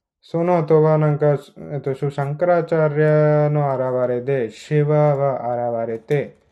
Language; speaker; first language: Japanese; non-native, learner; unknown